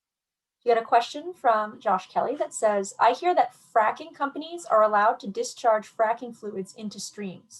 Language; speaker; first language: English; native; English